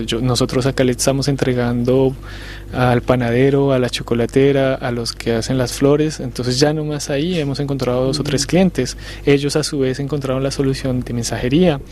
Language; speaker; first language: Spanish; native; Spanish